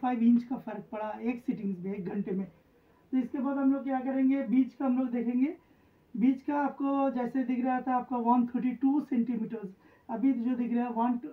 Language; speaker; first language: Hindi; non-native, local second language; Bangla